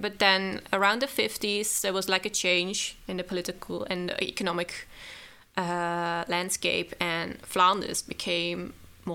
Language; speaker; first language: English; non-native, fluent; Dutch